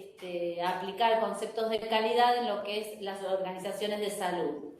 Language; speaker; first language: Spanish; native; Spanish